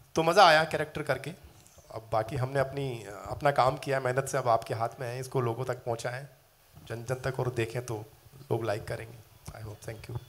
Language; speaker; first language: Hindi; native; Hindi